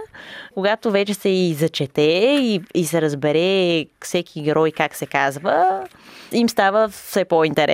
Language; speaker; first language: Bulgarian; native; Bulgarian